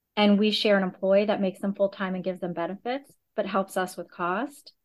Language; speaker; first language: English; native; English